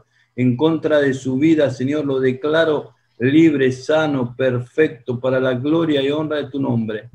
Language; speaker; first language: Spanish; non-native, fluent; Portuguese